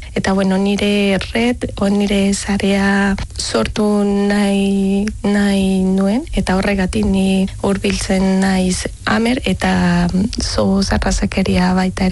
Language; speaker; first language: Basque; non-native, learner; Spanish